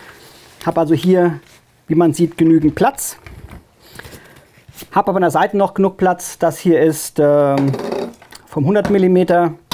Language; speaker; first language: German; native; German